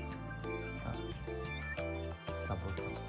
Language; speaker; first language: Japanese; non-native, learner; English